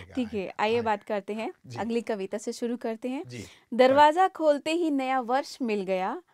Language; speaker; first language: Hindi; native; Hindi